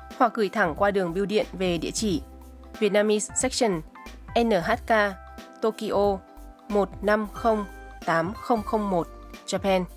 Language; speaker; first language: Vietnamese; native; Vietnamese